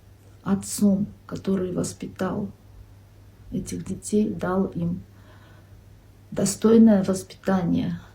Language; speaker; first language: Russian; non-native, local second language; Kyrgyz